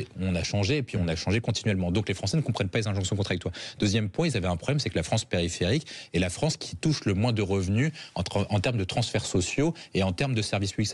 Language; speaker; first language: French; native; French